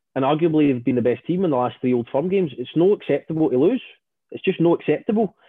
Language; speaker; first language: English; native; English